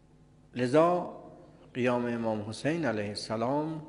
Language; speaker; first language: Persian; native; Persian